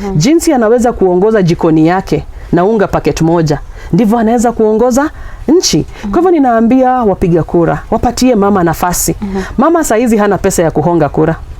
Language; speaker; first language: Swahili; non-native, local second language; Luyia